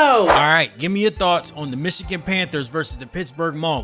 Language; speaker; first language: English; native; English